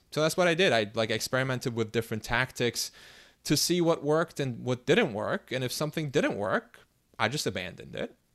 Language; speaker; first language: English; non-native, fluent; Turkish